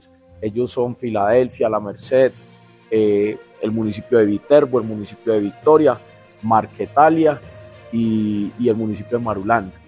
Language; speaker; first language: Spanish; native; Spanish